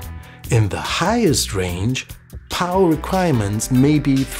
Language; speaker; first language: English; non-native, fluent; German